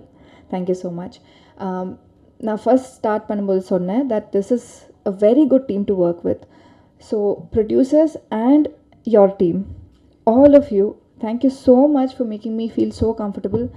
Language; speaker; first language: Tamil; non-native, local second language; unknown